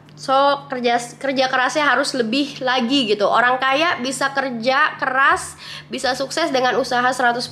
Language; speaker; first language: Indonesian; native; Indonesian